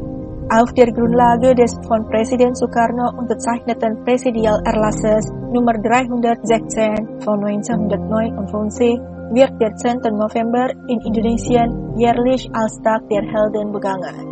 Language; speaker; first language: German; non-native, fluent; Indonesian